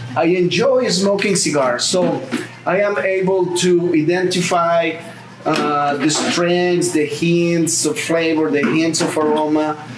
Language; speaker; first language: English; non-native, fluent; Spanish